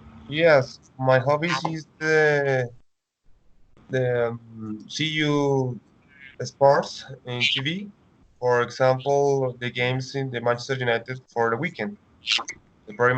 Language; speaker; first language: English; non-native, learner; Spanish